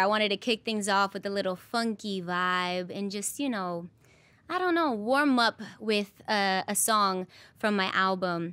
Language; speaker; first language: English; native; English